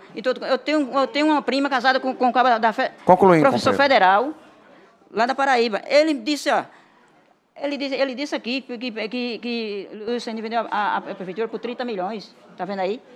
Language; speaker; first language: Portuguese; native; Portuguese